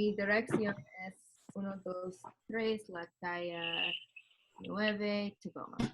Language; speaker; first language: Spanish; non-native, learner; English